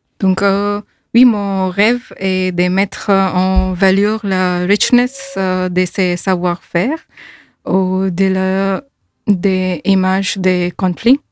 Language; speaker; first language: French; non-native, learner; Persian